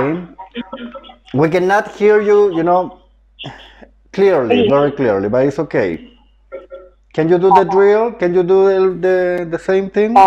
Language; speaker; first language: English; non-native, fluent; Spanish